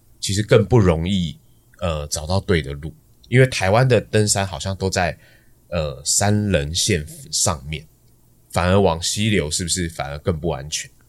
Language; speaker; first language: Chinese; native; Chinese